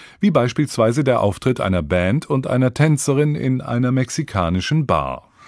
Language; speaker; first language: German; native; German